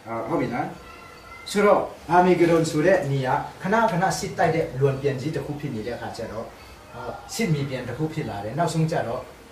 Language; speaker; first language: Burmese; non-native, local second language; Tedim Chin